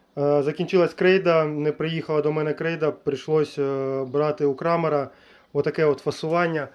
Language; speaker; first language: Ukrainian; native; Ukrainian